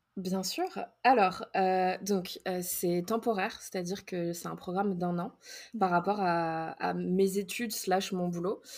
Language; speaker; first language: French; native; French